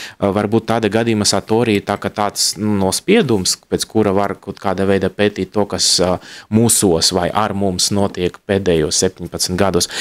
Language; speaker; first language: Latvian; non-native, local second language; Russian